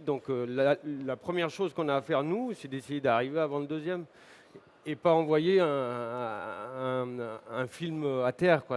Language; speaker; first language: French; native; French